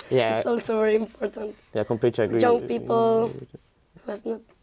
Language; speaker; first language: English; non-native, learner; Spanish